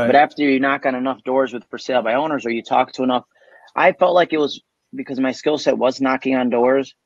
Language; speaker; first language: English; native; English